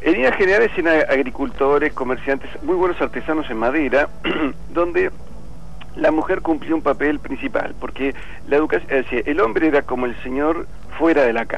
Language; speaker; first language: Spanish; native; Spanish